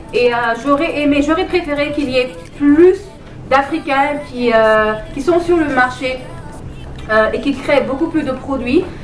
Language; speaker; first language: French; non-native, local second language; Wolof